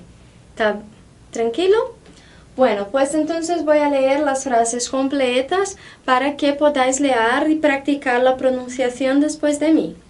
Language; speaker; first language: Spanish; non-native, fluent; Portuguese